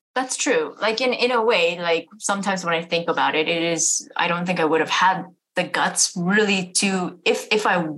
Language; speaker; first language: English; native; English